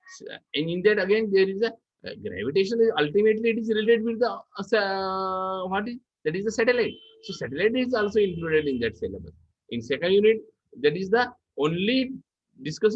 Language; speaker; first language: English; non-native, local second language; Marathi